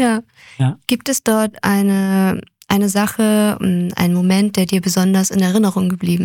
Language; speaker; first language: German; native; German